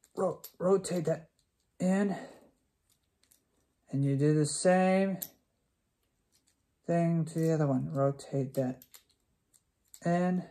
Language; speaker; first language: English; native; English